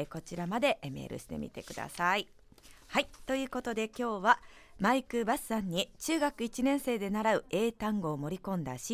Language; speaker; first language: Japanese; native; Japanese